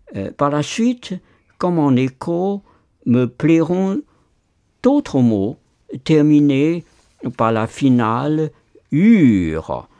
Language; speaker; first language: French; non-native, fluent; Chinese